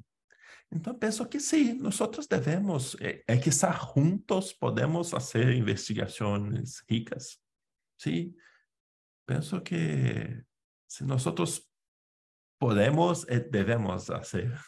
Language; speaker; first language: Spanish; non-native, fluent; Portuguese